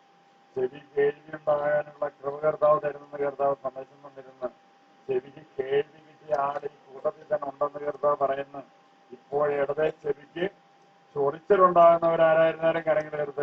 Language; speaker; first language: Malayalam; native; Malayalam